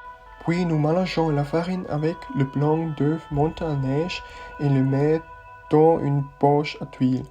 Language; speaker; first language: French; non-native, learner; Swiss German